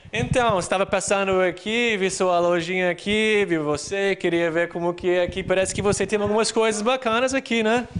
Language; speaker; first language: Portuguese; non-native, fluent; English